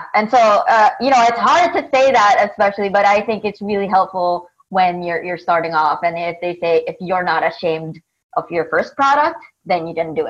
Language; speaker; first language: English; non-native, local second language; Filipino